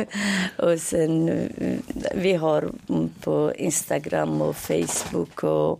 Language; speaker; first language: Swedish; non-native, fluent; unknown